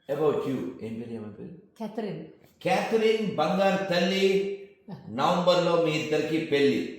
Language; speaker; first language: Telugu; native; Telugu